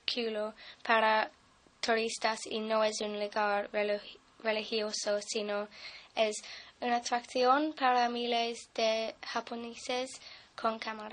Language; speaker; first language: Spanish; non-native, fluent; English